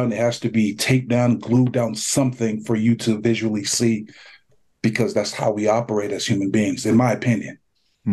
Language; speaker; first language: English; native; English